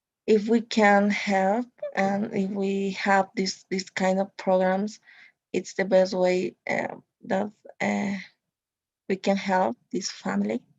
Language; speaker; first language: English; non-native, learner; Spanish